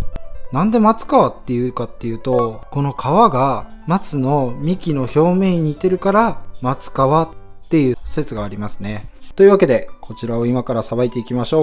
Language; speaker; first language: Japanese; native; Japanese